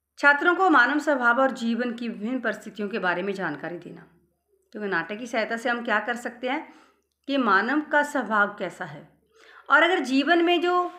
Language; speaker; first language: Hindi; non-native, local second language; Punjabi